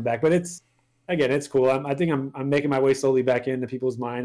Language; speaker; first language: English; non-native, fluent; French